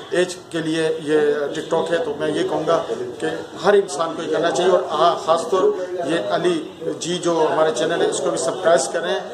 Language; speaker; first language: Urdu; non-native, local second language; Pashto